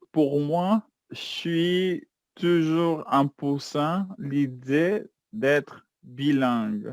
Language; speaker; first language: French; non-native, fluent; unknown